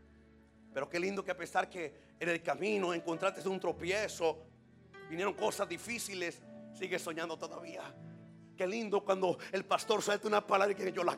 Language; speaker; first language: Spanish; native; Spanish